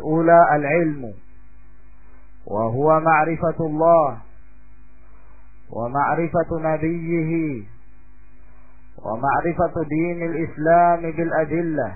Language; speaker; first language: Arabic; non-native, fluent; Indonesian